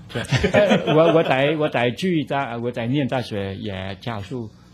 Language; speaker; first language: Chinese; non-native, learner; Vietnamese